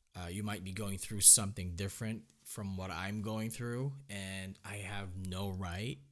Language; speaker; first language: English; non-native, local second language; Filipino